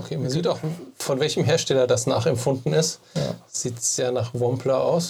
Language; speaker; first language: German; native; German